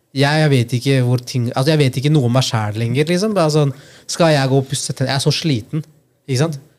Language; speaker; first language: Norwegian; early bilingual, other home language; Punjabi